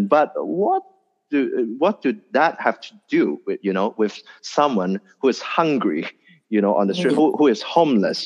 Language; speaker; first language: English; non-native, local second language; Cantonese